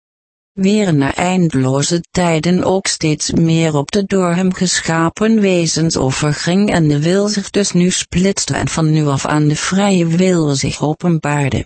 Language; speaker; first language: Dutch; native; Dutch